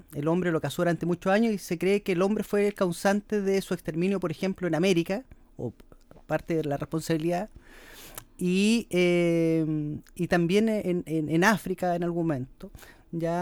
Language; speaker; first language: Spanish; native; Spanish